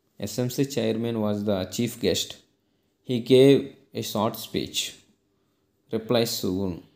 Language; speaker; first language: English; non-native, local second language; Telugu